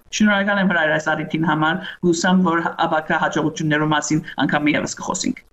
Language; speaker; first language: Armenian; early bilingual, heritage; Armenian